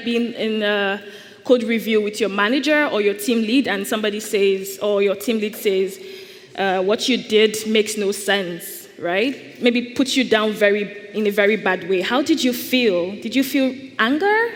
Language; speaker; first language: English; non-native, local second language; Igbo